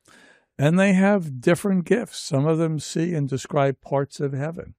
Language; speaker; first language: English; native; English